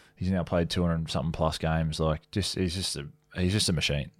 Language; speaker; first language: English; native; English